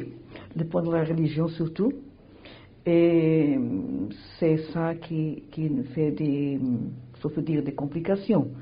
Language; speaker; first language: French; non-native, learner; Portuguese